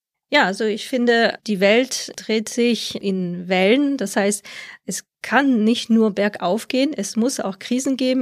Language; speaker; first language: German; non-native, fluent; French